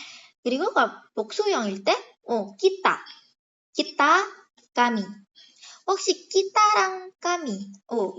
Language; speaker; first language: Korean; non-native, fluent; Indonesian